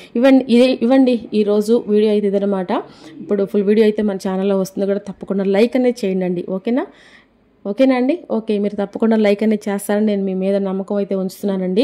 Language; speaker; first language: Telugu; native; Telugu